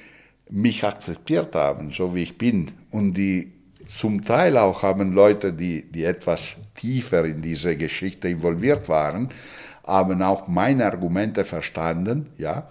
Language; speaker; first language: German; non-native, fluent; Italian